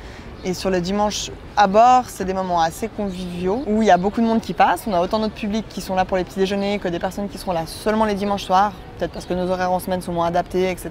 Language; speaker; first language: French; native; French